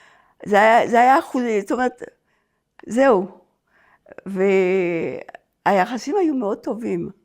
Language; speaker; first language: Hebrew; non-native, fluent; French